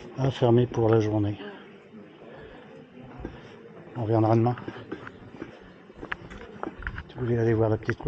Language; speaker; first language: French; native; French